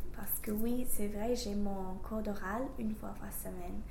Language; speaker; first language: French; non-native, fluent; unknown